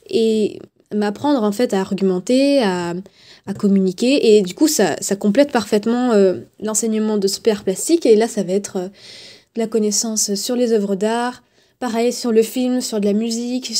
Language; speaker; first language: French; native; French